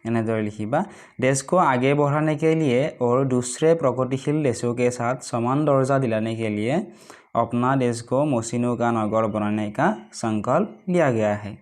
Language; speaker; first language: Hindi; non-native, local second language; Assamese